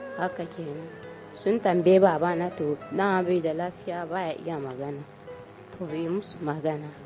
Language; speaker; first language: Hausa; non-native, local second language; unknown